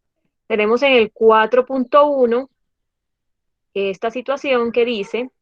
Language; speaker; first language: Spanish; native; Spanish